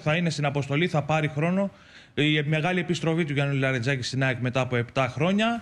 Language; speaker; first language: Greek; native; Greek